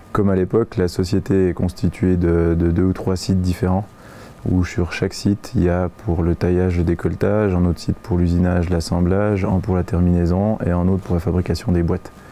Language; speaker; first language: French; native; French